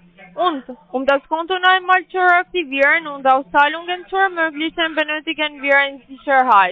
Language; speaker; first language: German; non-native, learner; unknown